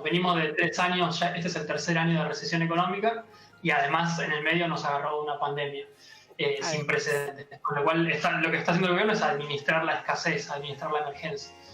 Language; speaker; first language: Spanish; native; Spanish